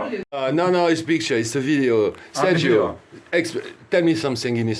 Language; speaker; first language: English; non-native, learner; French